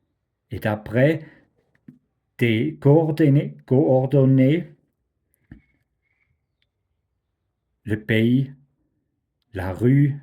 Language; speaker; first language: French; non-native, fluent; German